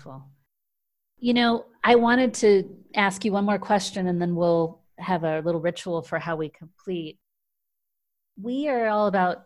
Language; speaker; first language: English; native; English